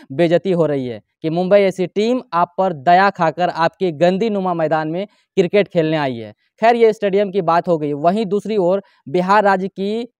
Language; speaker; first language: Hindi; native; Hindi